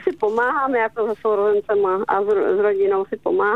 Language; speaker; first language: Czech; native; Czech